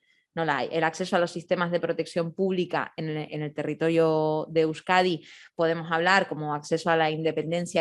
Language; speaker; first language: Spanish; native; Spanish